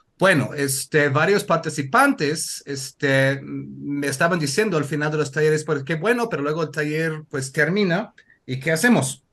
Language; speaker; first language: Spanish; non-native, fluent; English